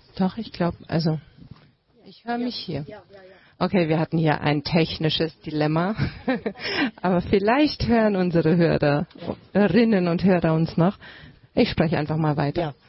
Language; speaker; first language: German; early bilingual, other home language; Hungarian